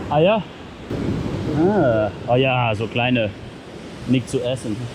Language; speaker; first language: German; non-native, learner; English